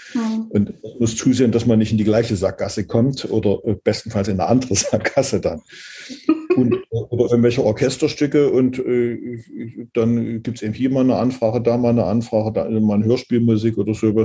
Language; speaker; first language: German; native; German